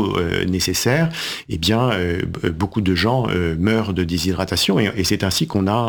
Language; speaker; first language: French; native; French